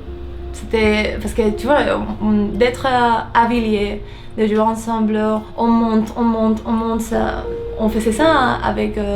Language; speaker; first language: French; early bilingual, heritage; Dutch